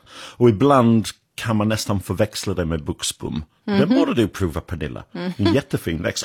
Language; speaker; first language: Swedish; non-native, fluent; English